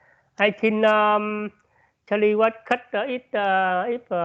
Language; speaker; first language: English; non-native, learner; Vietnamese